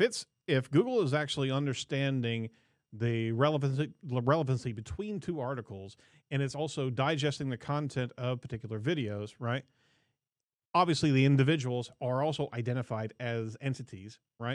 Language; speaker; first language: English; native; English